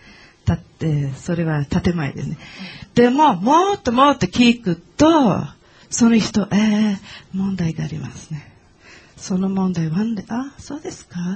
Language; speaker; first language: Japanese; non-native, learner; Portuguese